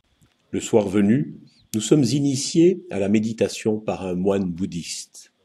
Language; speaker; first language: French; native; French